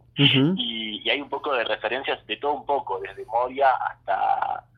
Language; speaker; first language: Spanish; native; Spanish